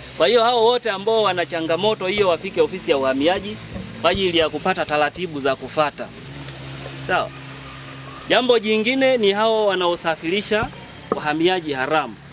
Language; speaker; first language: Swahili; native; Swahili